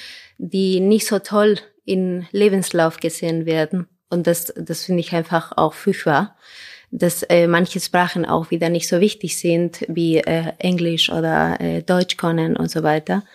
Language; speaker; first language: German; non-native, fluent; Spanish